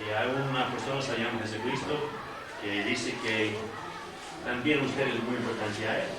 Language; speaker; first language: Spanish; non-native, fluent; English